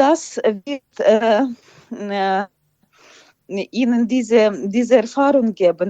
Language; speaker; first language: German; non-native, fluent; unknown